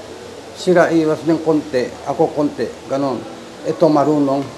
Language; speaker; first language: Filipino; non-native, learner; Japanese